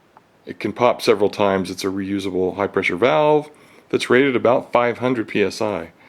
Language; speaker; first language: English; native; English